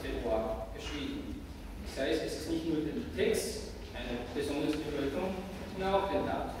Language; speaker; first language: German; non-native, fluent; Chinese